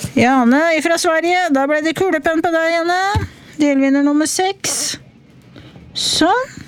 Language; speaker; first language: Norwegian; native; Norwegian